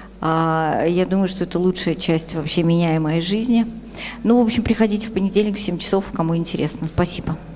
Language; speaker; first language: Russian; native; Russian